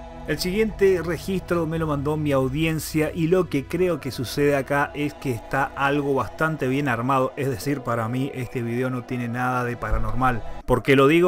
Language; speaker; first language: Spanish; native; Spanish